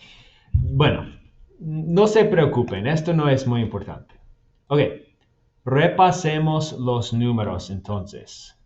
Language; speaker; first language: Spanish; non-native, fluent; English